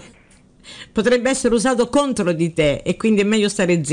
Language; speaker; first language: Italian; native; Italian